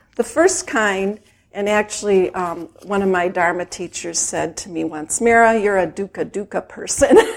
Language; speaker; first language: English; native; English